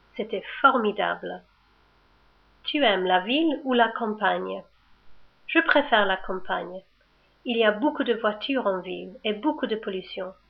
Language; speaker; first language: French; non-native, learner; English